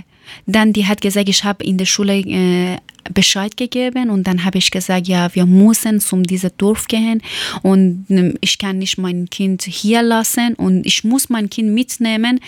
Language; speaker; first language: German; non-native, learner; Persian